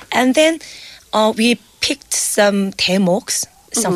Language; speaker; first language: English; non-native, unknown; Korean